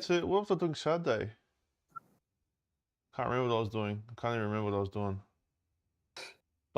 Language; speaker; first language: English; native; English